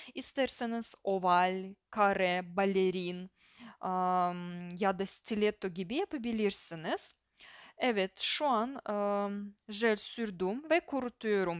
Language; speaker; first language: Turkish; non-native, fluent; Russian